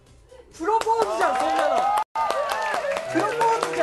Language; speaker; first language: Japanese; native; Japanese